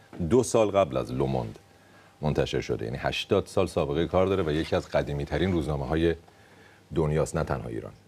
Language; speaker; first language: Persian; native; Persian